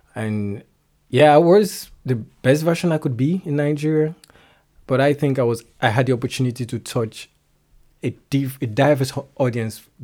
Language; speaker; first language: English; non-native, local second language; Yoruba